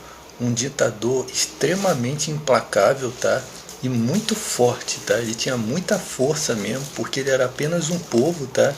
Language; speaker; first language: Portuguese; native; Portuguese